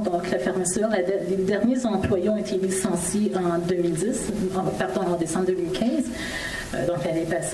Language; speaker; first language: French; native; French